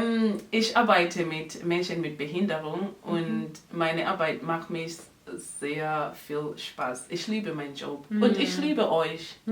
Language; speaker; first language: German; non-native, fluent; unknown